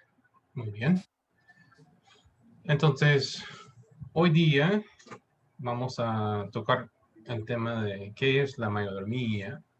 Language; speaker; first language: Spanish; non-native, fluent; English